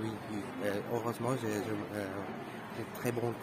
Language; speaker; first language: French; non-native, fluent; Spanish